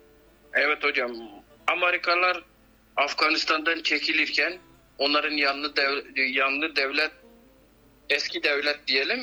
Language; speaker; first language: Turkish; non-native, fluent; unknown